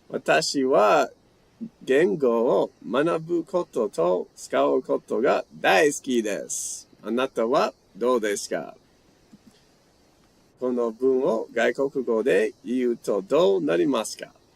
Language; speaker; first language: Japanese; non-native, learner; English